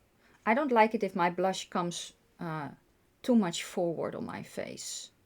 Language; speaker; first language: English; non-native, fluent; Dutch